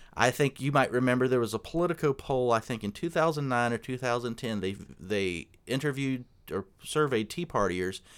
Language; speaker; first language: English; native; English